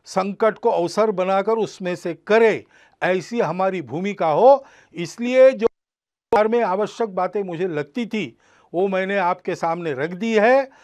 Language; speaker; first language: Hindi; non-native, local second language; Marathi